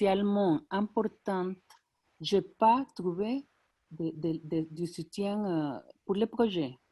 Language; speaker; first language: French; non-native, fluent; Spanish